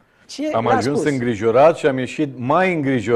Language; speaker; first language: Romanian; native; Romanian